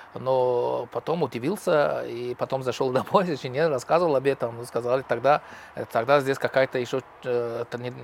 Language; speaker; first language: Russian; non-native, local second language; Tajik